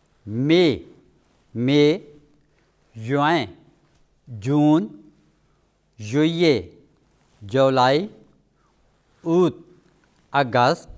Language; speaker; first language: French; non-native, fluent; Urdu